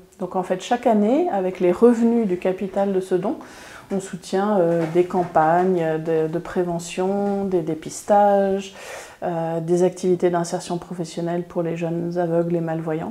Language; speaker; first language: French; native; French